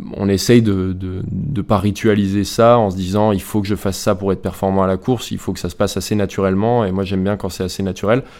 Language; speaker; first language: French; native; French